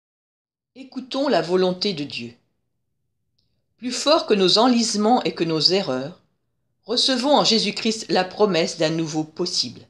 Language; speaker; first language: French; native; French